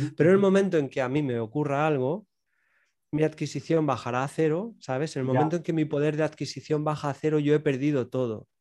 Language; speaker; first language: Spanish; native; Spanish